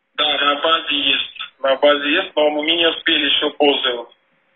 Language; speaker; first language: Russian; non-native, fluent; Portuguese